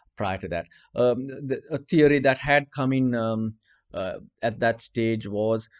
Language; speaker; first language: English; non-native, local second language; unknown